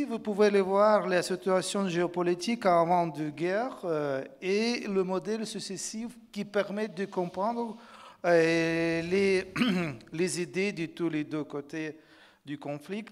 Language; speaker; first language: French; non-native, fluent; Ukrainian